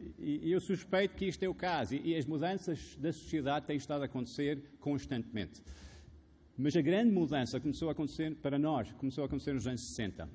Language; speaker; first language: Portuguese; non-native, fluent; Arabic